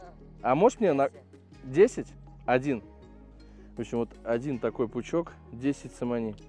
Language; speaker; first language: Russian; native; Russian